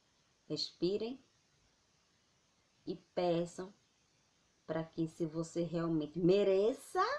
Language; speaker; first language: Portuguese; native; Portuguese